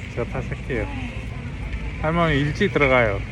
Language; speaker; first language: Korean; non-native, learner; Uzbek